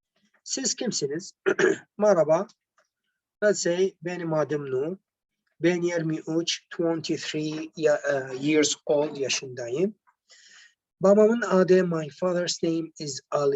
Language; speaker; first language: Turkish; non-native, learner; Arabic